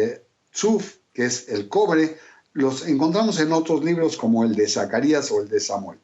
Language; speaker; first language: Spanish; native; Spanish